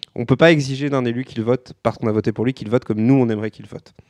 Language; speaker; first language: French; native; French